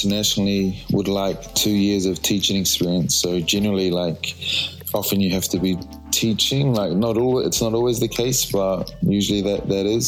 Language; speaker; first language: English; native; English